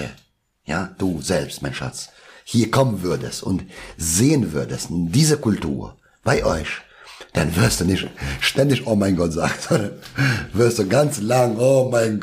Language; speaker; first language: German; non-native, local second language; Albanian